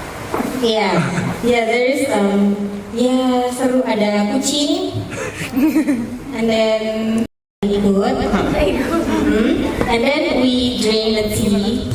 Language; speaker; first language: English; non-native, fluent; Indonesian